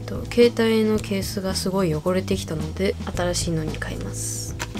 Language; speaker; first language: Japanese; early bilingual, other home language; English